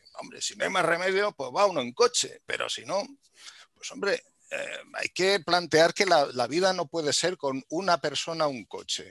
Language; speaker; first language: Spanish; native; Spanish